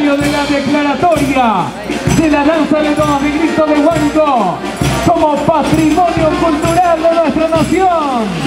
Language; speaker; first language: Spanish; native; Spanish